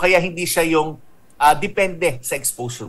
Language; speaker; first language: Filipino; native; Filipino